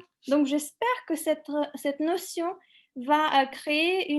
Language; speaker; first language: French; non-native, fluent; Macedonian